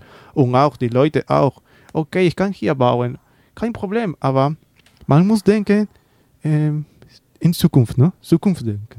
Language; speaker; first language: German; non-native, learner; Spanish